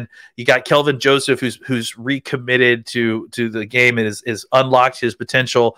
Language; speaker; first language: English; native; English